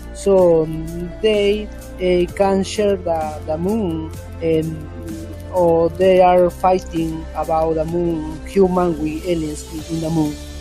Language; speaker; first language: English; non-native, learner; Spanish